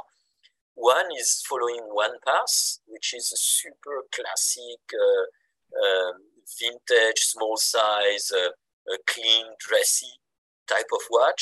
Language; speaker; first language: English; non-native, fluent; French